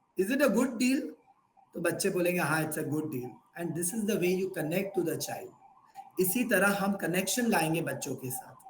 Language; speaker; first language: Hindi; non-native, local second language; Gujarati